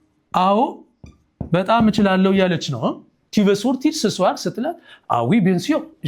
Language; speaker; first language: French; non-native, fluent; Amharic